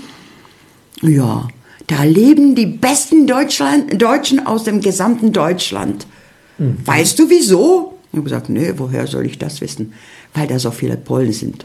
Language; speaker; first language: German; early bilingual, heritage; Czech